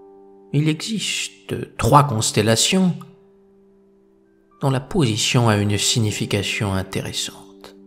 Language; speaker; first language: French; native; French